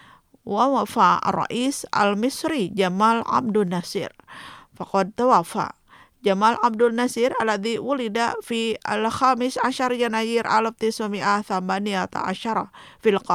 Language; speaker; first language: Arabic; non-native, fluent; Indonesian